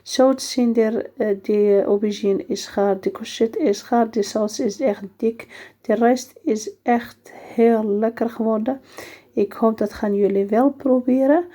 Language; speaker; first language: Dutch; non-native, learner; Arabic